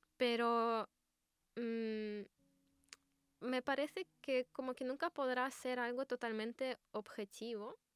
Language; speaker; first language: Spanish; non-native, fluent; Russian